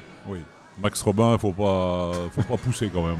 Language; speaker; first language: French; native; French